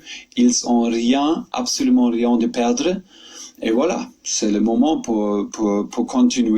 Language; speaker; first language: French; non-native, fluent; German